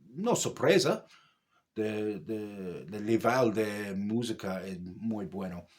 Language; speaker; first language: Spanish; non-native, learner; English